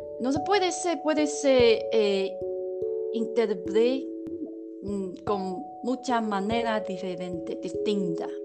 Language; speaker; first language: Spanish; non-native, learner; Chinese